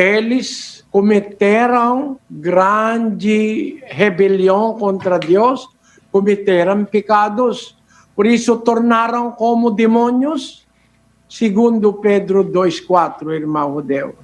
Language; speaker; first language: Portuguese; non-native, learner; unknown